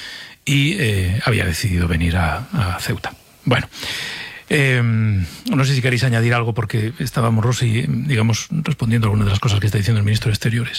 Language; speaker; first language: Spanish; native; Spanish